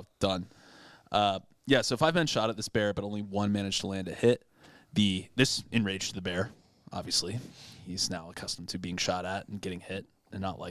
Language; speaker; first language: English; native; English